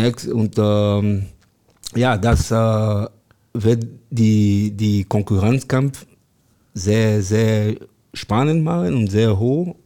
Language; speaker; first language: German; non-native, learner; French